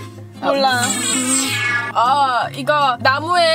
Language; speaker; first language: Korean; early bilingual, heritage; English